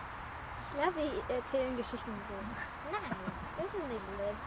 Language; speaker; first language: German; non-native, learner; English